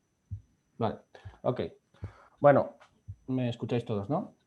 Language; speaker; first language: Spanish; native; Spanish